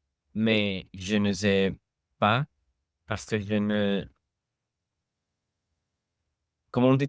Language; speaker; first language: French; non-native, learner; English